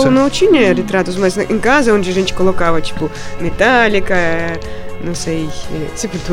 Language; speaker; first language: Portuguese; non-native, fluent; Russian